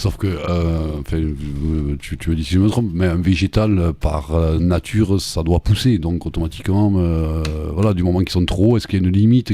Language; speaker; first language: French; native; French